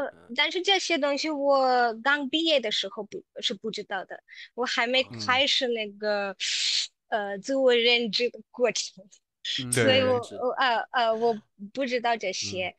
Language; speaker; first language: Chinese; non-native, local second language; Tamil